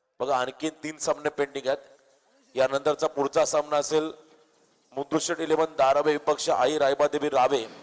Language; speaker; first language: Marathi; native; Marathi